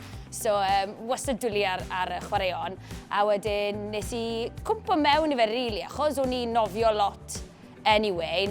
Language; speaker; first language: Welsh; native; Welsh